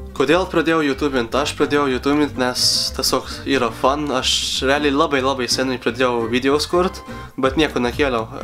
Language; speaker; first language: Lithuanian; early bilingual, heritage; Lithuanian